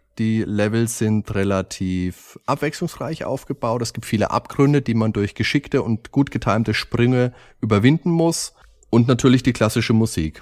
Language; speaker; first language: German; native; German